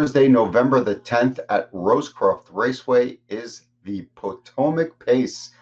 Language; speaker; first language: English; native; English